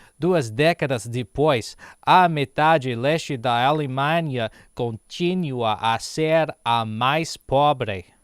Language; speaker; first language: Portuguese; non-native, learner; English